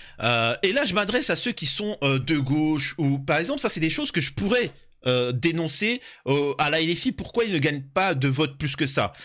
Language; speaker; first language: French; early bilingual, other home language; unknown